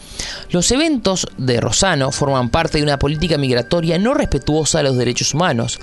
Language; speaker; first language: Spanish; native; Spanish